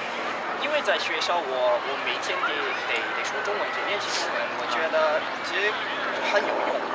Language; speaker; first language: Chinese; non-native, learner; English